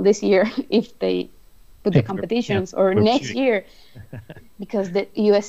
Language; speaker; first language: English; non-native, fluent; Spanish